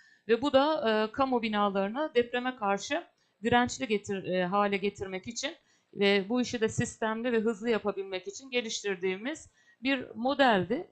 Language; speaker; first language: Turkish; native; Turkish